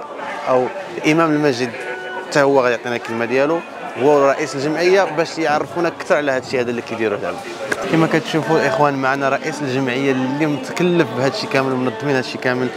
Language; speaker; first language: Arabic; native; Arabic